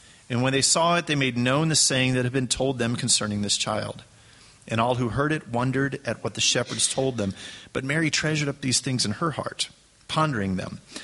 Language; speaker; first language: English; native; English